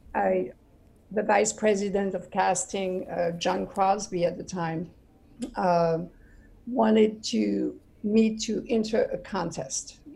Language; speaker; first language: English; non-native, fluent; French